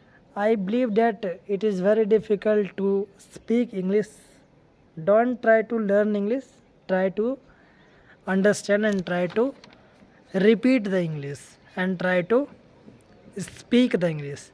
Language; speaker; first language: English; non-native, learner; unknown